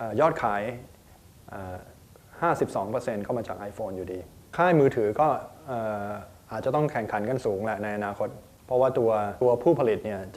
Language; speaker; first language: Thai; native; Thai